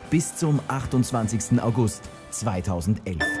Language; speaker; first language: German; native; German